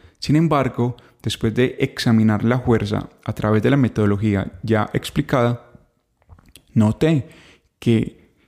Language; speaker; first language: Spanish; native; Spanish